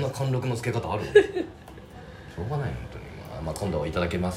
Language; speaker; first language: Japanese; native; Japanese